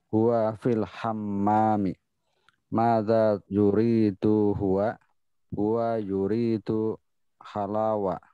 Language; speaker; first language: Arabic; non-native, learner; Indonesian